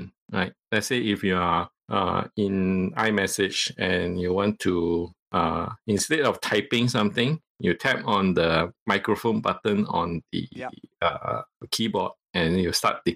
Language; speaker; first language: English; non-native, local second language; Cantonese